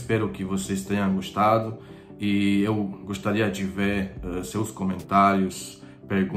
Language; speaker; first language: Portuguese; non-native, fluent; Croatian